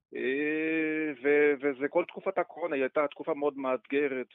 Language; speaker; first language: Hebrew; non-native, fluent; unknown